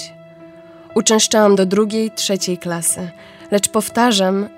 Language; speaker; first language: Polish; native; Polish